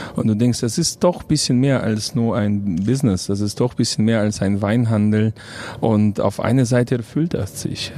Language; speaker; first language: German; non-native, fluent; Russian